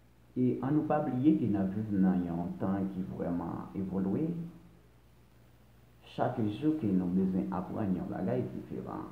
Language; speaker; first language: French; non-native, local second language; Haitian Creole